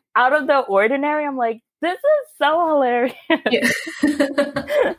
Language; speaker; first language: English; early bilingual, other home language; Hindi